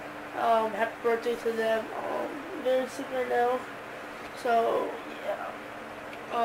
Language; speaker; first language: English; native; English